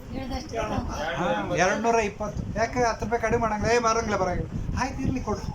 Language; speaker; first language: Kannada; native; Kannada